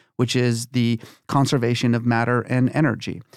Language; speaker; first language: English; early bilingual, other home language; Persian